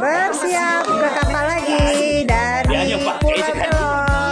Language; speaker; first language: Indonesian; native; Indonesian